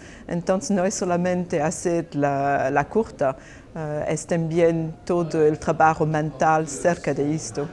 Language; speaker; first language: Spanish; non-native, fluent; Portuguese